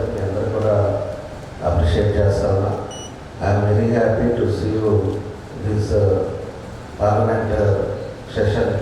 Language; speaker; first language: Telugu; native; Telugu